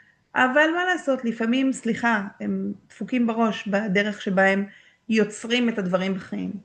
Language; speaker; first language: Hebrew; native; Hebrew